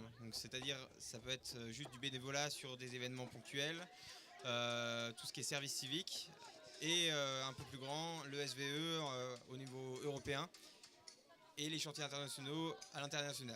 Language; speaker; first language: French; native; French